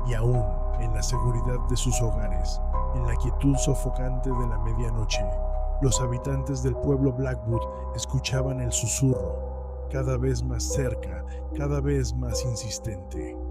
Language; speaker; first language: Spanish; native; Spanish